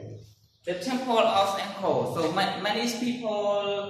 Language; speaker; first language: English; non-native, learner; Khmer